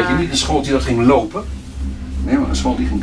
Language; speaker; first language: Dutch; native; Dutch